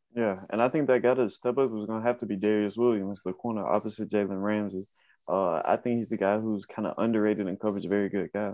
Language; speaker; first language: English; native; English